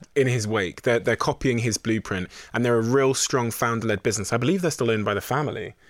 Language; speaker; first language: English; native; English